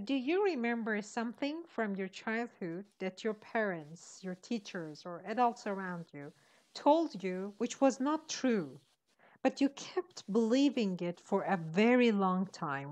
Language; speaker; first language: English; non-native, fluent; Persian